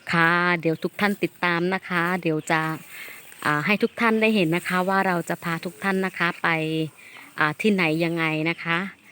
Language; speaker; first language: Thai; native; Thai